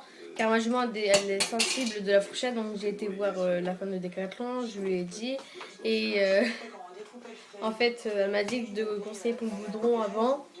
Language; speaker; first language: French; native; French